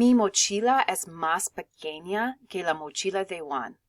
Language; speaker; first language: Spanish; non-native, fluent; English